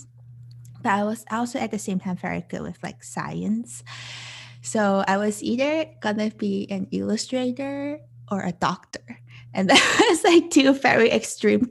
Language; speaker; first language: English; non-native, local second language; Cantonese